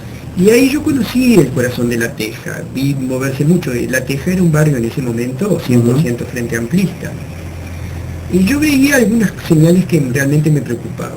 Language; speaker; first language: Spanish; native; Spanish